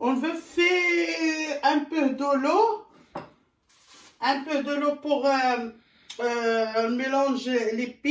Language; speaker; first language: French; non-native, learner; Arabic